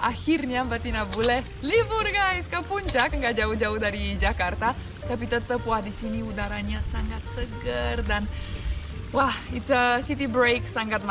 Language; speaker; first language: Indonesian; non-native, fluent; Romanian